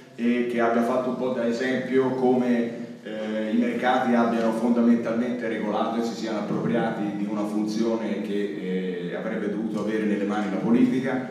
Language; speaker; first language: Italian; native; Italian